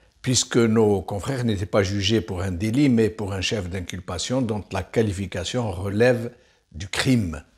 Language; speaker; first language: French; non-native, local second language; Arabic